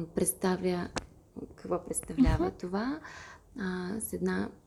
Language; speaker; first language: Bulgarian; non-native, fluent; Russian